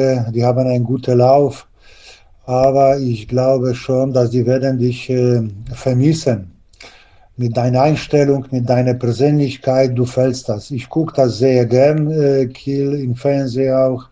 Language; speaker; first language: German; non-native, fluent; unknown